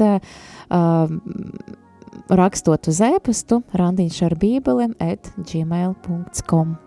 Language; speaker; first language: Latvian; non-native, local second language; Russian